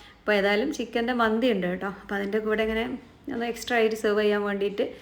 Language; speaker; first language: Malayalam; native; Malayalam